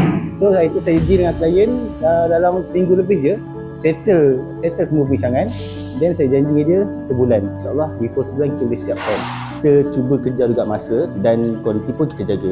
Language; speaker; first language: Malay; native; Malay